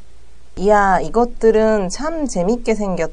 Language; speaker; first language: Korean; non-native, learner; Japanese